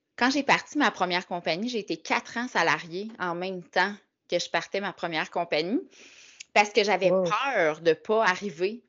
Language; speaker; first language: French; native; French